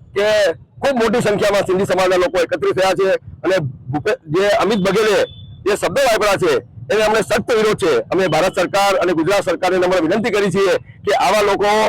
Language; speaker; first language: Gujarati; non-native, local second language; Sindhi